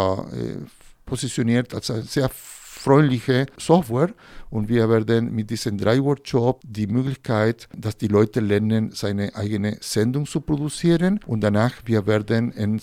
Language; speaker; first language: German; non-native, fluent; Spanish